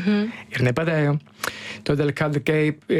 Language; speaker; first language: Lithuanian; non-native, learner; Italian